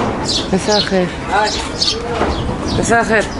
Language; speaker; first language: Arabic; non-native, learner; English